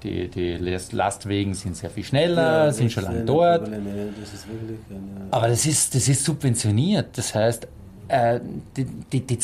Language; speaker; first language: German; native; German